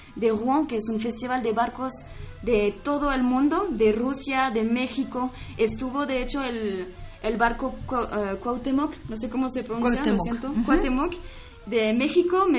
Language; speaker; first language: Spanish; non-native, fluent; French